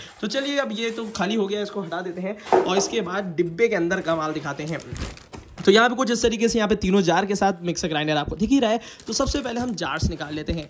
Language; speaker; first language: Hindi; native; Hindi